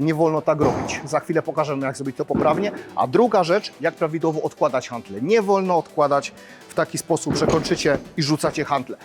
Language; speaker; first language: Polish; native; Polish